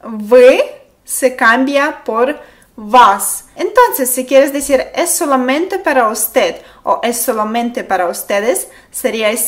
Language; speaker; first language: Spanish; non-native, fluent; Russian